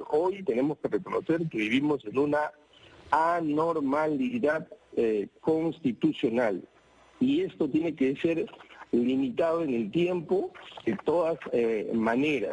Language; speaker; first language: Spanish; native; Spanish